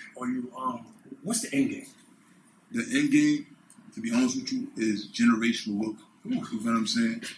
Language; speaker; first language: English; native; English